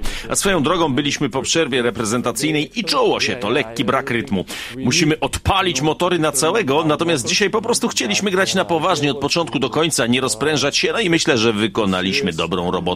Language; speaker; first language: Polish; native; Polish